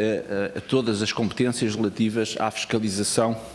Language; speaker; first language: Portuguese; native; Portuguese